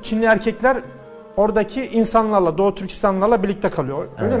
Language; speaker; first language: Turkish; native; Turkish